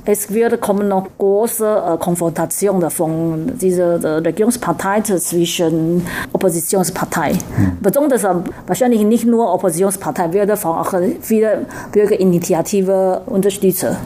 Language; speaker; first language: German; non-native, learner; Chinese